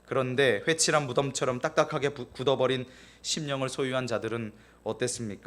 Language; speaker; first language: Korean; native; Korean